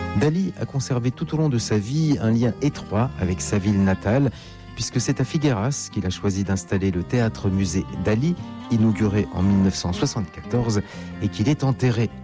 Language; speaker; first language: French; native; French